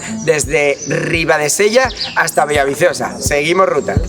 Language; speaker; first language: Spanish; native; Spanish